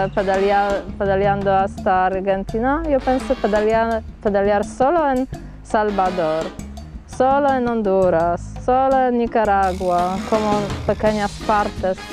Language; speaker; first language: Spanish; non-native, learner; Polish